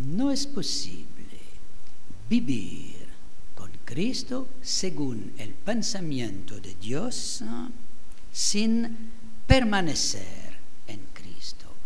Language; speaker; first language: Spanish; non-native, fluent; French